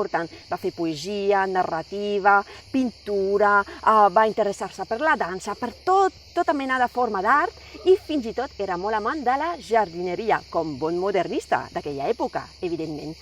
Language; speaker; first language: Catalan; native; Catalan